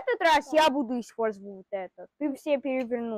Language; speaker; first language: Russian; early bilingual, heritage; Russian